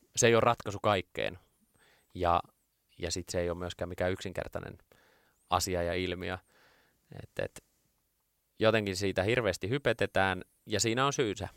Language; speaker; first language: Finnish; native; Finnish